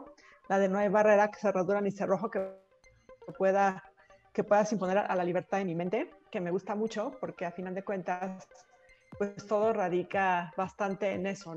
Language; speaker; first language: Spanish; native; Spanish